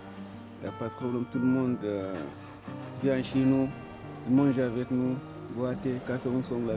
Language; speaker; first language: French; non-native, learner; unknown